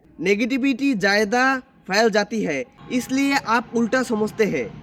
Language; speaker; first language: Hindi; non-native, learner; Bangla